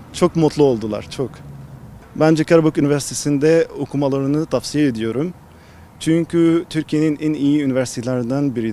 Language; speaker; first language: Turkish; non-native, fluent; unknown